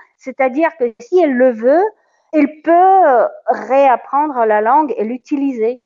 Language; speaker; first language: French; non-native, fluent; Russian